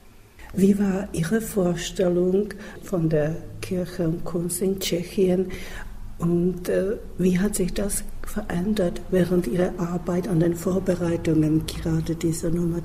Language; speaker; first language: German; non-native, fluent; Czech